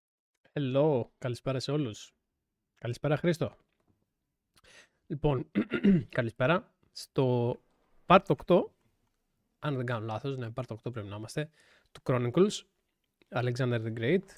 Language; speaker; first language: Greek; native; Greek